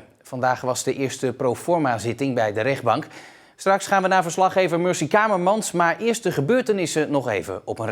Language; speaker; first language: Dutch; native; Dutch